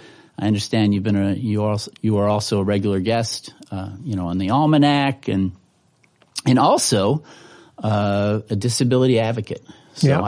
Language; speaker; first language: English; native; English